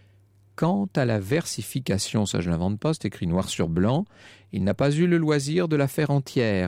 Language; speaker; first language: French; native; French